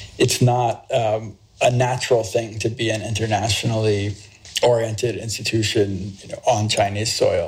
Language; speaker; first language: English; native; English